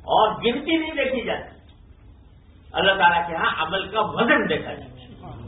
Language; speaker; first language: Urdu; native; Urdu